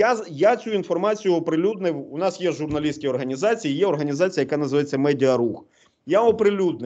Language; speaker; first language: Ukrainian; native; Ukrainian